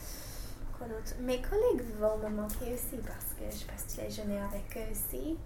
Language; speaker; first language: French; non-native, fluent; English